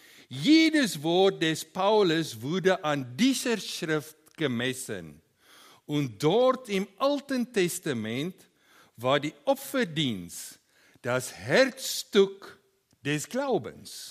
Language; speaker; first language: German; non-native, learner; Afrikaans